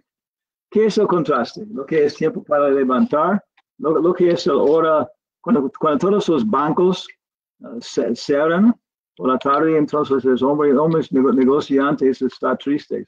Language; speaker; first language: Spanish; non-native, learner; English